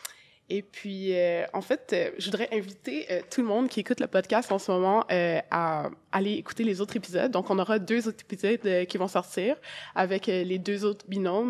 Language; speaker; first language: French; native; French